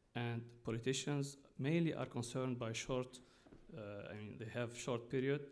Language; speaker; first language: English; non-native, fluent; Arabic